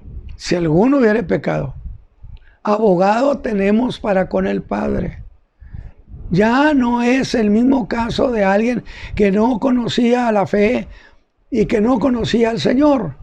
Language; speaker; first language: Spanish; native; Spanish